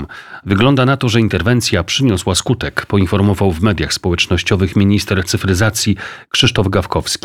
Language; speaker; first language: Polish; native; Polish